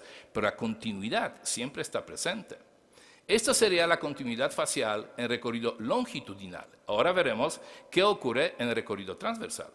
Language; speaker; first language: Spanish; non-native, fluent; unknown